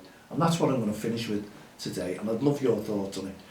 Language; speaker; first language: English; native; English